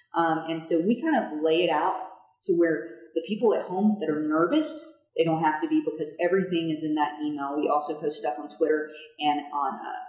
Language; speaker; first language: English; native; English